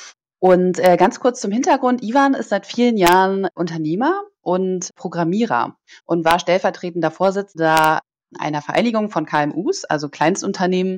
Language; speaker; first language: German; native; German